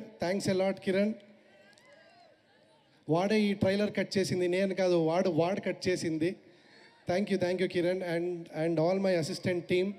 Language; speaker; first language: Telugu; non-native, learner; Kannada